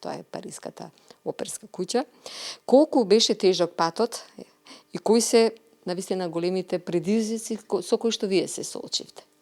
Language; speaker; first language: Macedonian; native; Macedonian